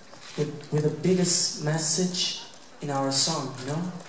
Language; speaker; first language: English; non-native, local second language; Italian